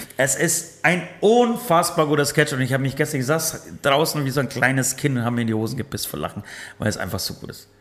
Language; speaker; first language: German; early bilingual, other home language; Polish